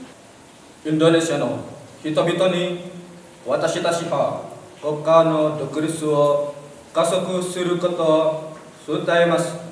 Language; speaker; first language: Japanese; non-native, learner; Indonesian